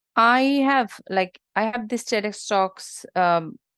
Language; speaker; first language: English; non-native, local second language; Bangla